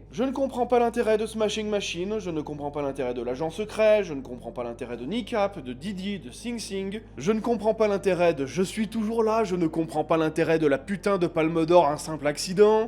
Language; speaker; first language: French; native; French